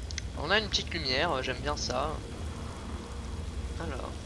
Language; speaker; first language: French; native; French